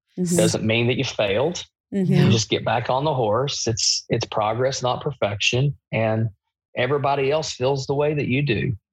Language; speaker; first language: English; native; English